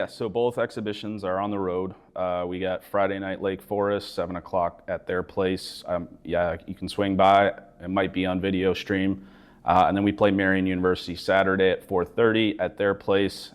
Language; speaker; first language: English; native; English